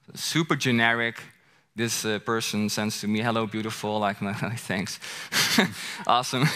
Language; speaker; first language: English; non-native, fluent; Dutch